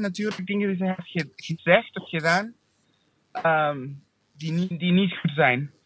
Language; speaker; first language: Dutch; non-native, fluent; English